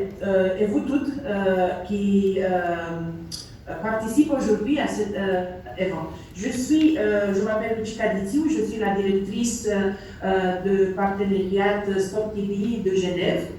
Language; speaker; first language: French; non-native, learner; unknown